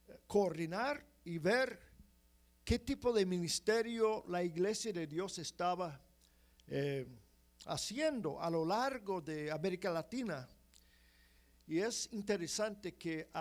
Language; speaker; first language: Spanish; non-native, fluent; English